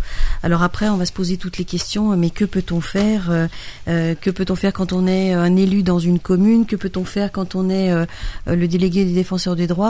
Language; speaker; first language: French; native; French